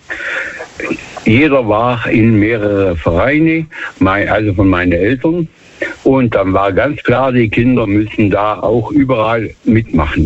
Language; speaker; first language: German; native; German